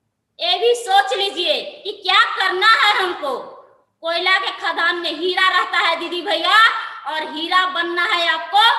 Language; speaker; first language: Hindi; non-native, local second language; Bhojpuri